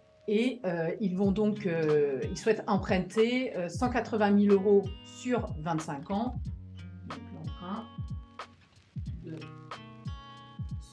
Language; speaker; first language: French; native; French